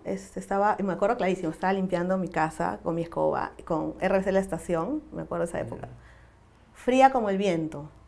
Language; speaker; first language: Spanish; native; Spanish